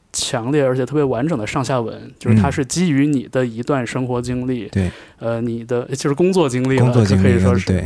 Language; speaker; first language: Chinese; native; Chinese